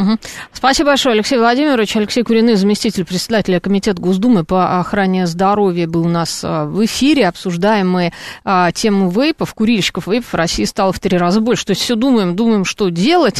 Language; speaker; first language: Russian; native; Russian